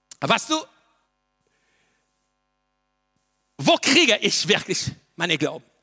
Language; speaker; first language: German; non-native, learner; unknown